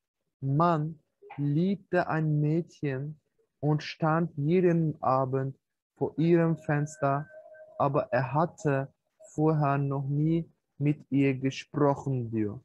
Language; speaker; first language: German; non-native, fluent; Turkish